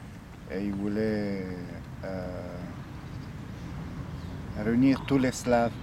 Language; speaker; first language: French; non-native, fluent; Serbian